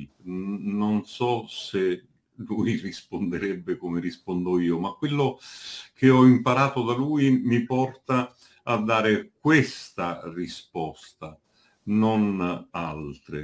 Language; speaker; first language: Italian; native; Italian